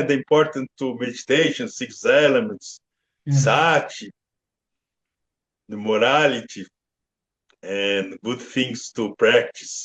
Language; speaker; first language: English; non-native, learner; Portuguese